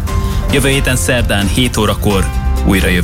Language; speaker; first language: Hungarian; native; Hungarian